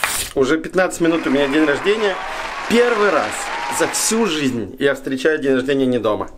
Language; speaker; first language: Russian; native; Russian